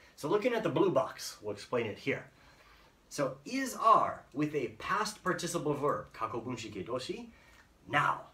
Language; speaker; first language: English; native; English